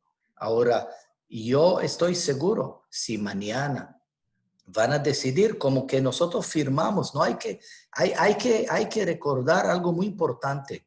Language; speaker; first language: Spanish; non-native, fluent; Hebrew